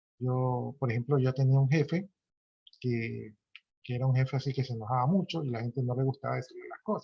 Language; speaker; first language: Spanish; native; Spanish